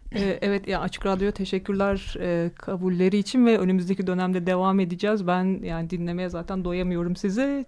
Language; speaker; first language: Turkish; native; Turkish